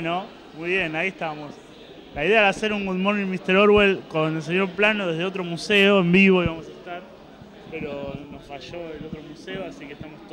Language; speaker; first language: Spanish; native; Spanish